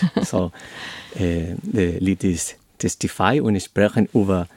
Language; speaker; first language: German; non-native, learner; Spanish